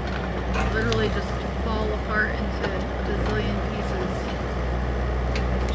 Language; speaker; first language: English; native; English